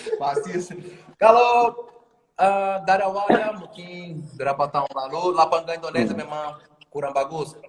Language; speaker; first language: Indonesian; non-native, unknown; Portuguese